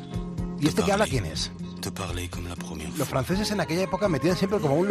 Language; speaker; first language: Spanish; native; Spanish